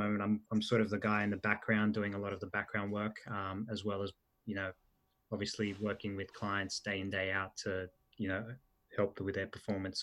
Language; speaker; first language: English; early bilingual, other home language; Italian